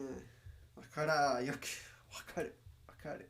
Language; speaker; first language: Japanese; non-native, learner; Spanish